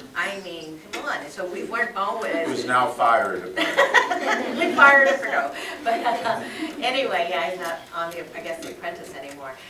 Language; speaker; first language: English; native; English